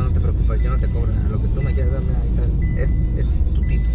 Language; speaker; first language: Spanish; native; Spanish